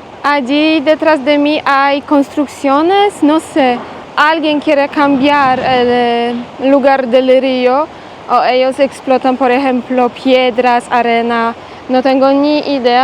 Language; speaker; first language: Spanish; non-native, learner; Polish